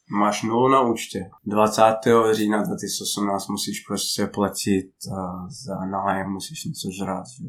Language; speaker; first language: Czech; non-native, fluent; Russian